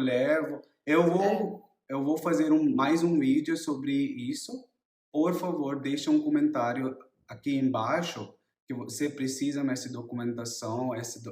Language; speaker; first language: Portuguese; non-native, learner; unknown